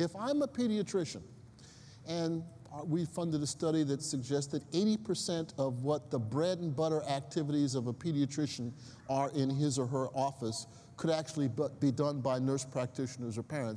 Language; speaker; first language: English; native; English